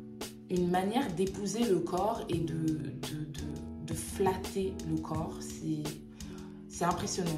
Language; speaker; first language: French; native; French